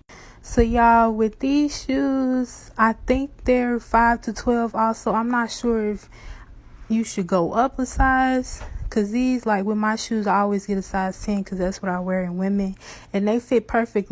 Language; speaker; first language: English; native; English